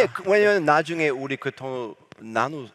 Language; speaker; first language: Korean; non-native, learner; English